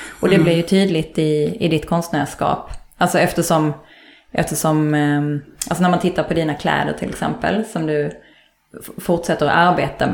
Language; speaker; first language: Swedish; native; Swedish